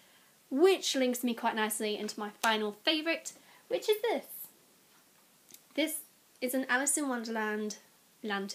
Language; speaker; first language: English; native; English